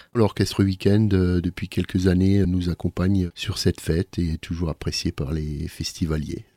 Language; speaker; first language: French; native; French